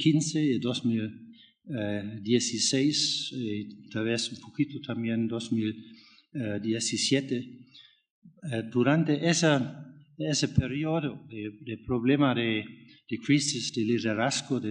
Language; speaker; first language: Spanish; non-native, learner; German